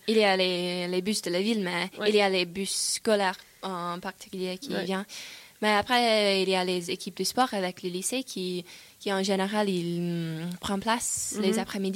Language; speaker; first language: French; non-native, learner; English